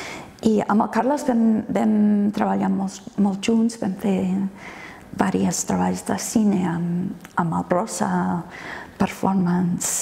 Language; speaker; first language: Catalan; non-native, fluent; English